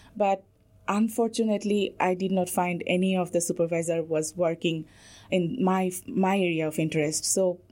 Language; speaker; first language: English; non-native, local second language; Bangla